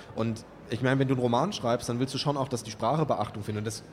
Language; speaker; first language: German; native; German